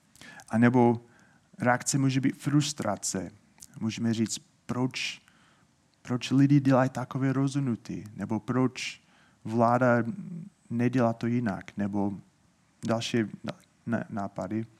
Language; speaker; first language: Czech; non-native, fluent; English